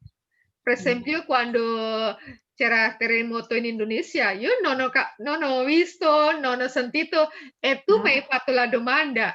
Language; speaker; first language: Italian; non-native, fluent; Indonesian